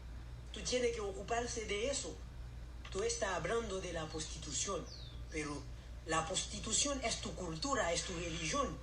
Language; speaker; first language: Spanish; non-native, learner; Haitian Creole